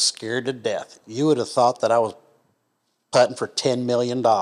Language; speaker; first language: English; native; English